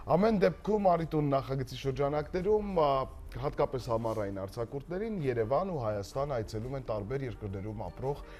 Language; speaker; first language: Armenian; native; Armenian